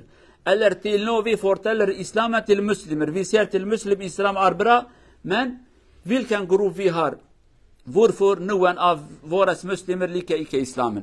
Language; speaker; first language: Norwegian; non-native, learner; Kurdish